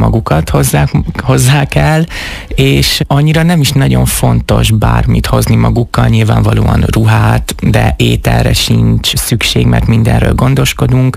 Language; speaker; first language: Hungarian; native; Hungarian